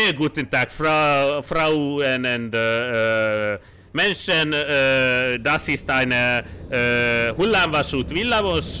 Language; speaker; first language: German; non-native, learner; Hungarian